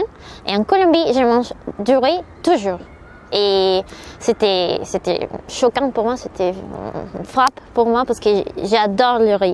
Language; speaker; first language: French; non-native, learner; Spanish